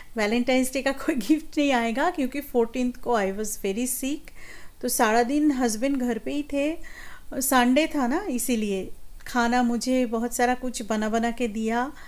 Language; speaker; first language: Hindi; non-native, local second language; Bangla